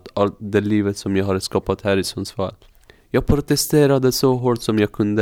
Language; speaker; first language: Swedish; non-native, fluent; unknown